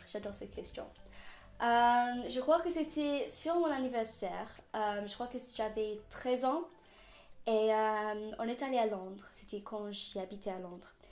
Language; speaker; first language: French; non-native, fluent; English